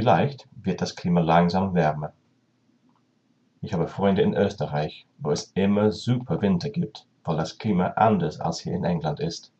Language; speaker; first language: German; non-native, learner; English